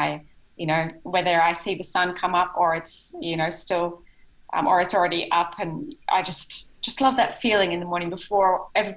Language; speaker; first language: English; native; English